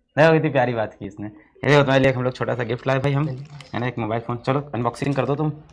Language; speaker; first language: Hindi; native; Hindi